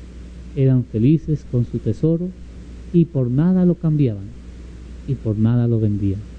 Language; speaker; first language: Spanish; native; Spanish